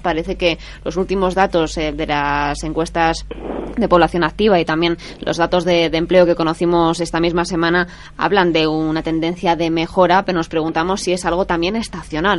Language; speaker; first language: Spanish; native; Spanish